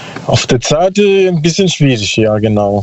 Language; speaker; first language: German; non-native, learner; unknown